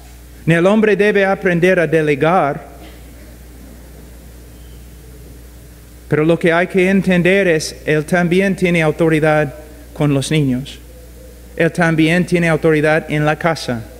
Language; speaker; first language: Spanish; non-native, fluent; English